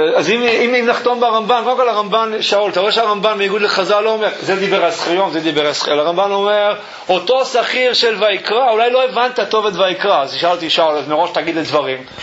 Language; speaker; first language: Hebrew; early bilingual, other home language; English